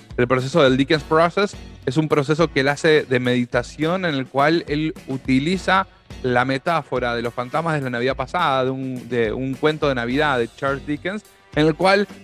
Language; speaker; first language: Spanish; native; Spanish